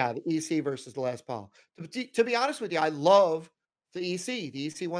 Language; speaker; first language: English; native; English